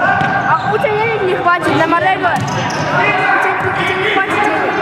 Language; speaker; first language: Russian; native; Russian